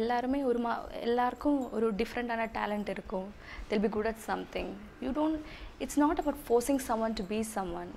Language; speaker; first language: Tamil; non-native, learner; English